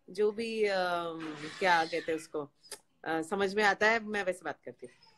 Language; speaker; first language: Hindi; non-native, local second language; Marathi